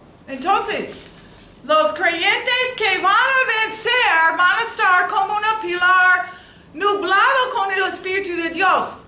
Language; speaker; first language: Spanish; non-native, learner; English